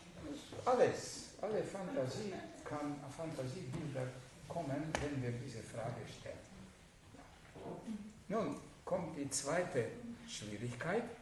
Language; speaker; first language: German; non-native, fluent; Hungarian